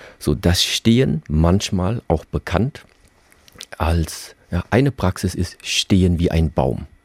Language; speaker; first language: German; early bilingual, other home language; Vietnamese